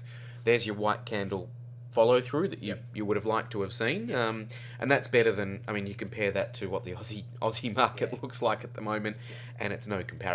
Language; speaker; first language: English; native; English